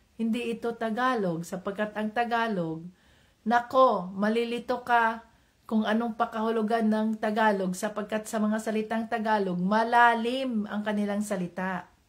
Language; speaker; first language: Filipino; non-native, local second language; Cebuano